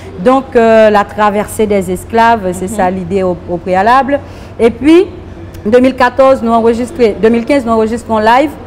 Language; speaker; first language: French; non-native, local second language; Haitian Creole